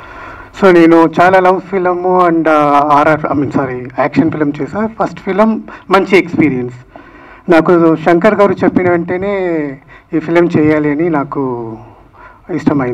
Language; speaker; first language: Telugu; non-native, learner; Tamil